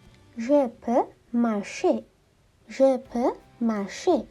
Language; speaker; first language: French; non-native, fluent; Sinhala